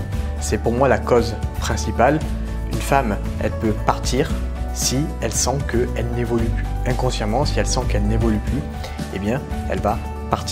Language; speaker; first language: French; native; French